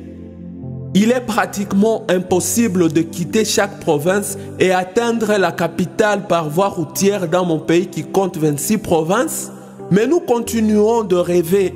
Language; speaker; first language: French; non-native, local second language; Swahili